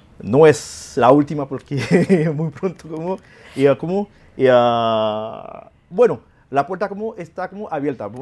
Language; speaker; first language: Spanish; non-native, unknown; Haitian Creole